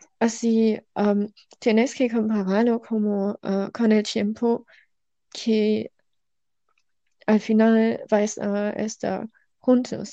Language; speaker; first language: Spanish; non-native, learner; German